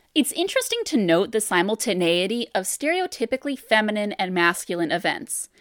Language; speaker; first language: English; native; English